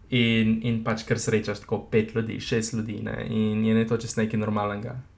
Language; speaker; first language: Slovenian; native; Slovenian